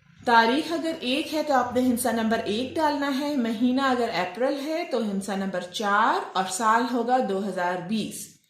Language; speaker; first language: Urdu; non-native, local second language; Punjabi